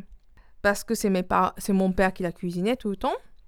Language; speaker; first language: French; non-native, learner; Japanese